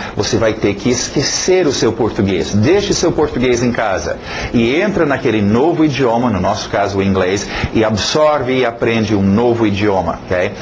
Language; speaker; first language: Portuguese; non-native, fluent; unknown